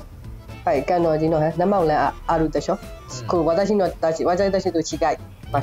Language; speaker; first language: Japanese; non-native, learner; Burmese